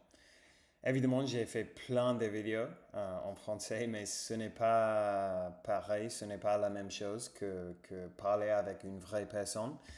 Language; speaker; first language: French; non-native, fluent; English